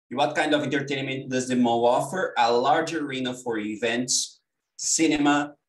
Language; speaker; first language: English; non-native, fluent; Portuguese